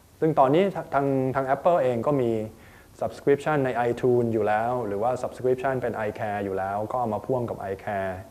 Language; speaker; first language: Thai; native; Thai